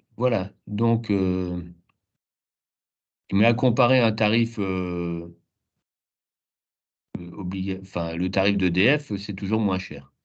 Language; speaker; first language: French; native; French